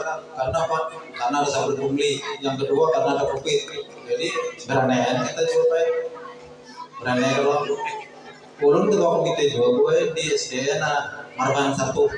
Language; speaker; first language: Indonesian; non-native, local second language; Banjar